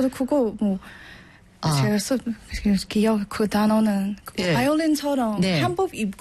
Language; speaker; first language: Korean; non-native, learner; Thai